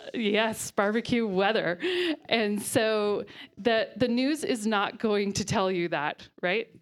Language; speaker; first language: English; native; English